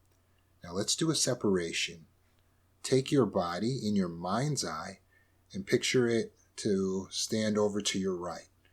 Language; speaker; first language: English; native; English